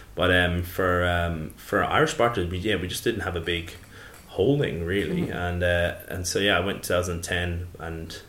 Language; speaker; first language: English; native; English